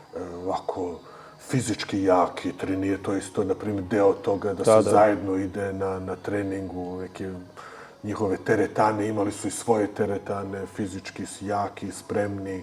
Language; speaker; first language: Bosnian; early bilingual, heritage; Bosnian